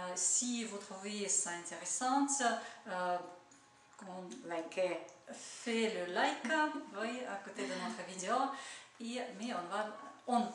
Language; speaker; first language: French; non-native, learner; Russian